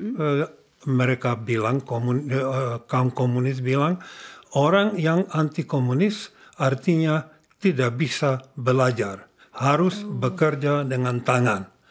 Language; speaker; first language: Indonesian; non-native, fluent; Czech